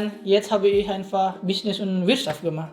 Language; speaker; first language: German; non-native, learner; Indonesian